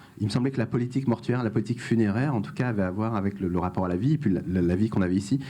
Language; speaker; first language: French; early bilingual, other home language; Arabic